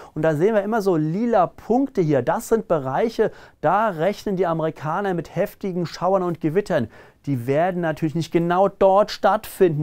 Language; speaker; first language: German; native; German